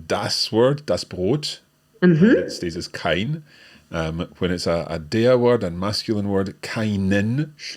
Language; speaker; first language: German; non-native, learner; English